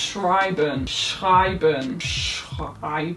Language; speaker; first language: German; non-native, learner; English